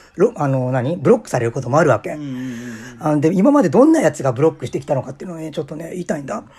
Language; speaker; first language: Japanese; native; Japanese